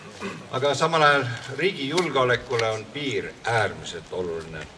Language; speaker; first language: Estonian; early bilingual, heritage; Estonian